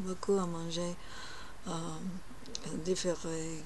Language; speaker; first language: French; non-native, learner; English